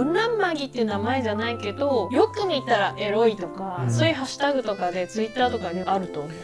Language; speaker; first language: Japanese; native; Japanese